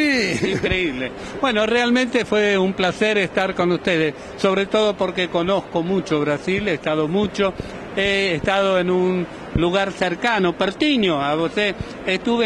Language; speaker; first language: Spanish; native; Spanish